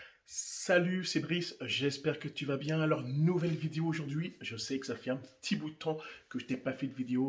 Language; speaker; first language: French; native; French